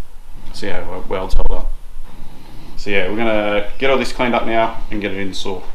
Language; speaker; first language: English; native; English